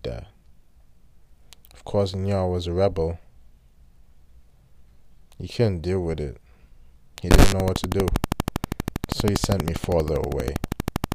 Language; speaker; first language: English; non-native, local second language; German